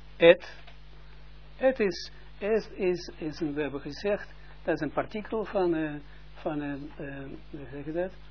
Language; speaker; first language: Dutch; non-native, fluent; Russian